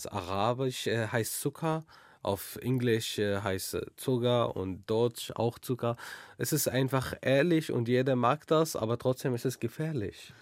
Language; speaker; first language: German; non-native, learner; Arabic